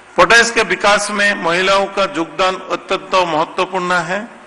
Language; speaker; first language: Hindi; non-native, local second language; Assamese